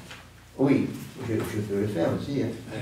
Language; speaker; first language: French; non-native, fluent; Portuguese